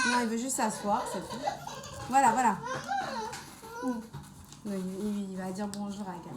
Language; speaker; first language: French; native; French